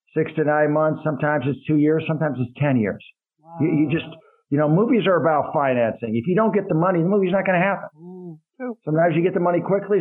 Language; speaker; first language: English; native; English